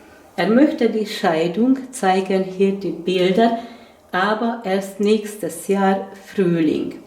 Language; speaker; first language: German; non-native, fluent; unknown